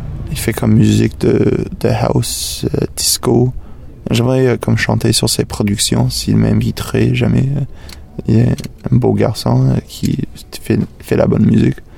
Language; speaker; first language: French; non-native, fluent; English